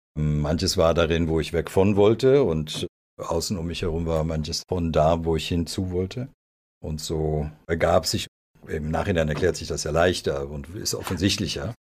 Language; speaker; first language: German; early bilingual, other home language; Serbian